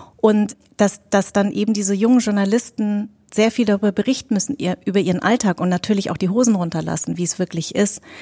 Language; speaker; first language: German; native; German